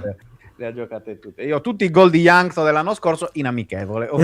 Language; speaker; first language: Italian; native; Italian